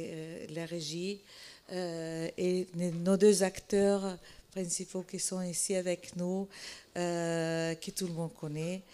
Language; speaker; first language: French; non-native, fluent; Italian